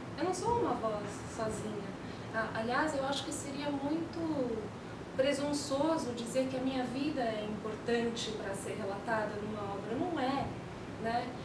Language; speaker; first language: Portuguese; early bilingual, other home language; Spanish